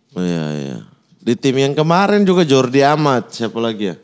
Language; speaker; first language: Indonesian; native; Indonesian